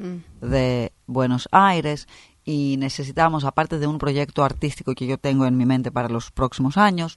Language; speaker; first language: Spanish; non-native, fluent; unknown